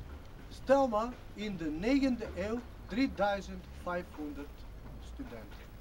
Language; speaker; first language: Dutch; non-native, fluent; Macedonian